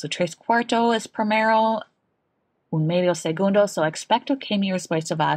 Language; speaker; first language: Spanish; non-native, fluent; English